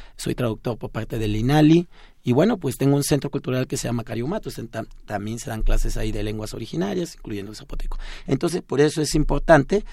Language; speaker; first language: Spanish; non-native, local second language; Zapotec